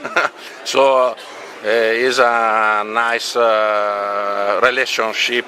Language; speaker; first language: English; non-native, learner; Italian